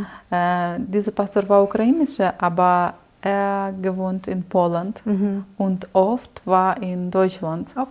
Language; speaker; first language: German; non-native, learner; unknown